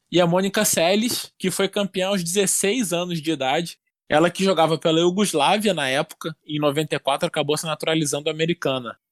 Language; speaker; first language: Portuguese; native; Portuguese